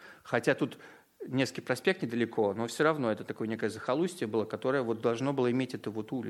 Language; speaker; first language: Russian; native; Russian